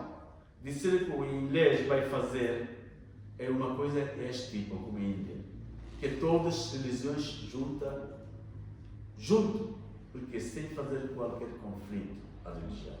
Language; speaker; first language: Portuguese; non-native, learner; Bangla